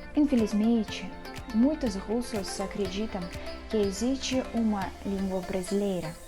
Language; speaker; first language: Portuguese; non-native, learner; Russian